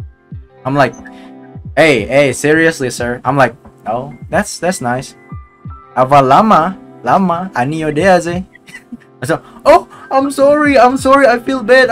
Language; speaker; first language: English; non-native, fluent; Indonesian